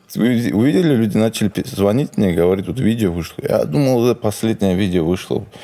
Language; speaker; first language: Russian; non-native, local second language; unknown